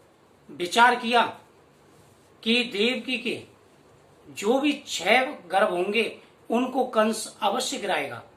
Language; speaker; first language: Hindi; native; Hindi